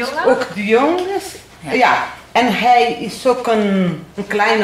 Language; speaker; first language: Dutch; non-native, learner; Portuguese